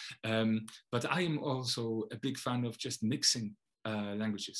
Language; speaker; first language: English; non-native, fluent; Polish